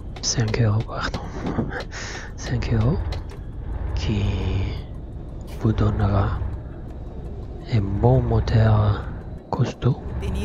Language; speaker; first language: French; non-native, learner; Italian